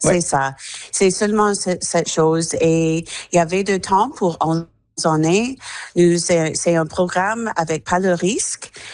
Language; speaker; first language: French; non-native, learner; English